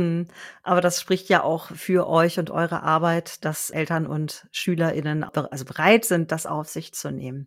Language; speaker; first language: German; native; German